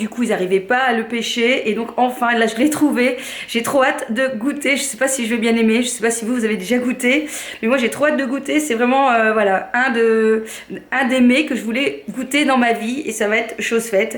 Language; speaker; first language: French; native; French